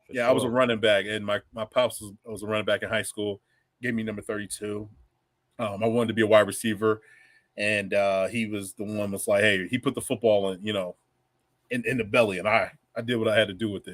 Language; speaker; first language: English; native; English